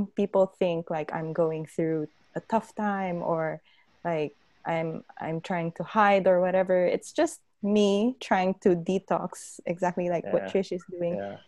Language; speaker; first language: English; non-native, local second language; Hiligaynon